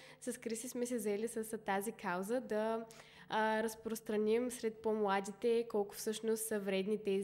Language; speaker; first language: Bulgarian; native; Bulgarian